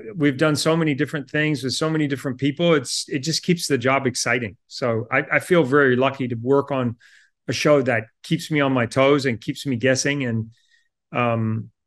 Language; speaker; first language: English; native; English